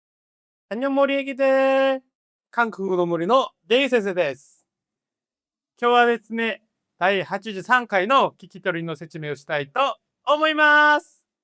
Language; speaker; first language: Japanese; non-native, fluent; Korean